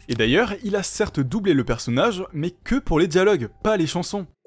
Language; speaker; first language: French; native; French